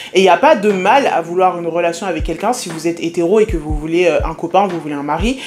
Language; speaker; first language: French; early bilingual, other home language; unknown